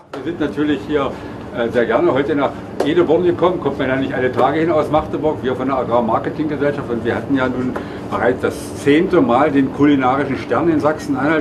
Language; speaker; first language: German; native; German